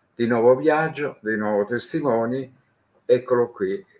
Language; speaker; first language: Italian; native; Italian